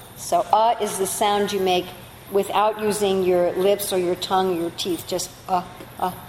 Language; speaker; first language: English; native; English